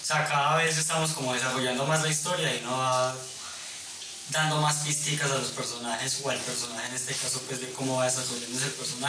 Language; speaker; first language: Spanish; native; Spanish